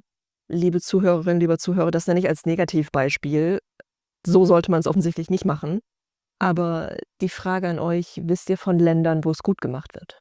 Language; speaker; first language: German; native; German